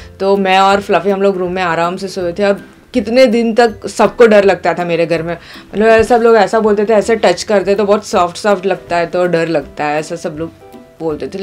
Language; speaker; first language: Hindi; non-native, local second language; Gujarati